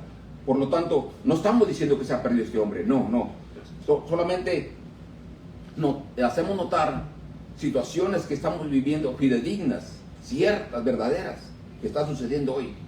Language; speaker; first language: Spanish; native; Spanish